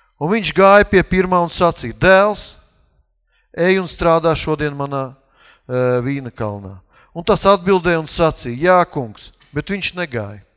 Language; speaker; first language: Latvian; non-native, local second language; Russian